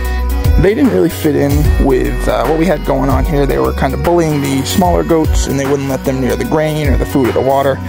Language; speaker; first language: English; native; English